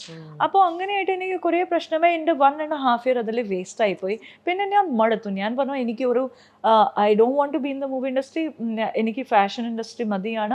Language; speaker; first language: Malayalam; non-native, local second language; Punjabi